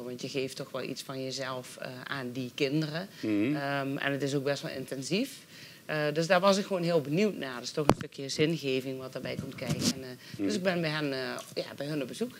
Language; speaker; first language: Dutch; native; Dutch